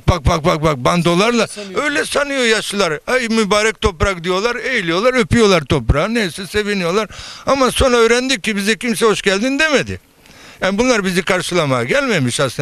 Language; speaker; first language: Turkish; early bilingual, other home language; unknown